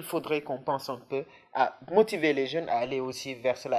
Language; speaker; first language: French; non-native, local second language; Wolof